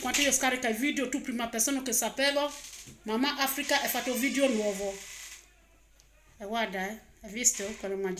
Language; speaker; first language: Italian; non-native, learner; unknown